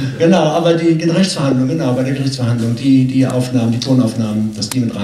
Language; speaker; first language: German; native; German